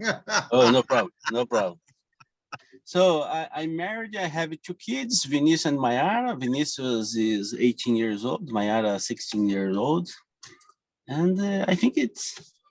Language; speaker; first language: English; non-native, learner; Portuguese